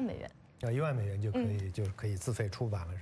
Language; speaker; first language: Chinese; native; Chinese